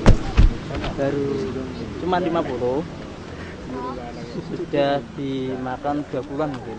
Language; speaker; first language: Indonesian; non-native, local second language; Javanese